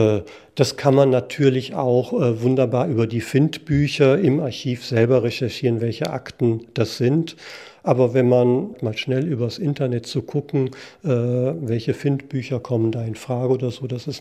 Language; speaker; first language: German; native; German